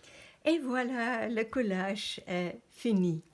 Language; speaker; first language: French; non-native, fluent; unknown